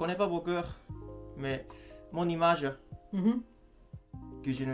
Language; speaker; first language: French; non-native, learner; Japanese